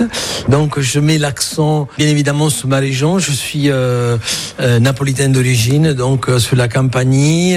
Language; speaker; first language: French; non-native, fluent; Italian